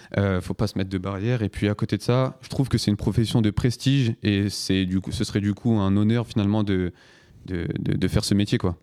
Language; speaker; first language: French; early bilingual, other home language; Turkish